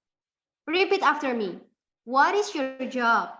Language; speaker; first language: English; non-native, fluent; Indonesian